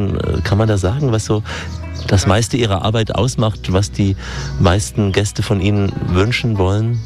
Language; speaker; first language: German; native; German